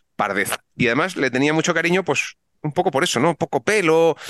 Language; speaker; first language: Spanish; native; Spanish